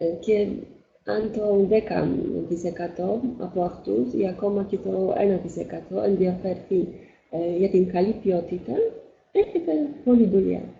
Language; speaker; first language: Greek; non-native, fluent; Polish